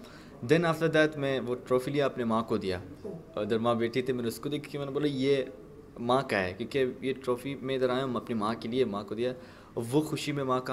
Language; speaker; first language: Hindi; non-native, fluent; Arabic